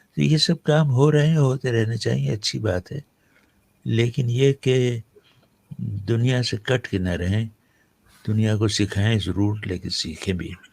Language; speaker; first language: Urdu; native; Urdu